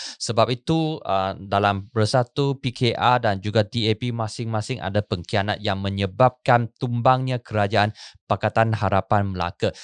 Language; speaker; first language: Malay; non-native, local second language; Chinese